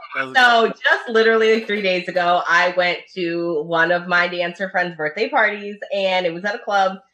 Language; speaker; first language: English; early bilingual, other home language; Italian